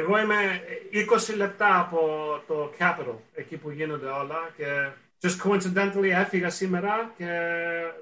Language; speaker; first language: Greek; early bilingual, heritage; Greek